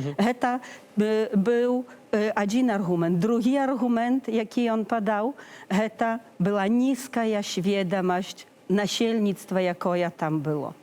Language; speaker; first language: Polish; non-native, learner; Belarusian